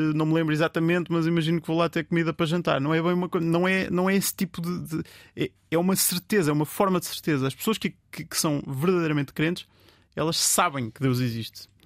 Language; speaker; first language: Portuguese; native; Portuguese